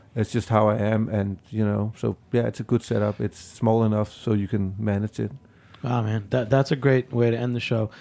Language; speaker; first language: English; non-native, fluent; Danish